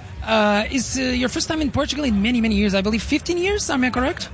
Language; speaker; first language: English; non-native, fluent; Portuguese